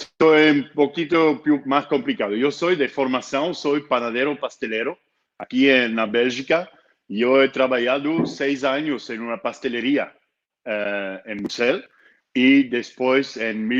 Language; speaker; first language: Spanish; non-native, fluent; Dutch